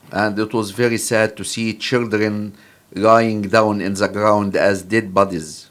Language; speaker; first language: English; non-native, fluent; Arabic